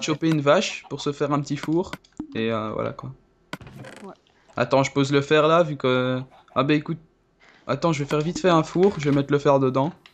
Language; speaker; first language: French; native; French